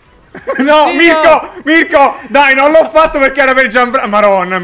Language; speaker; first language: Italian; native; Italian